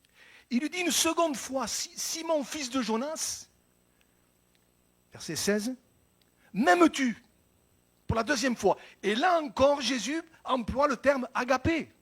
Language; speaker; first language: French; native; French